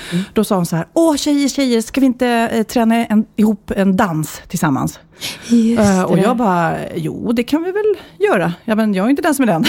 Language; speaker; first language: Swedish; native; Swedish